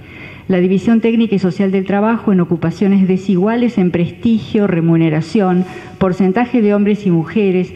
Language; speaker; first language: Spanish; native; Spanish